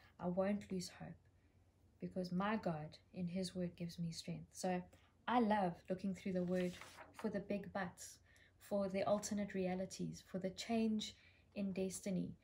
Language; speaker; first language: English; native; English